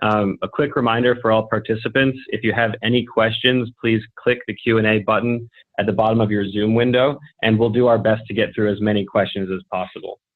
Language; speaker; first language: English; native; English